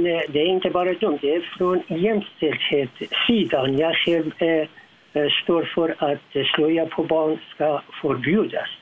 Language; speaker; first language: Swedish; non-native, learner; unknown